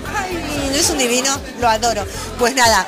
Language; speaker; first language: Spanish; native; Spanish